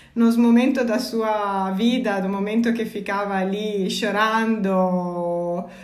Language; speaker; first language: Portuguese; non-native, fluent; Italian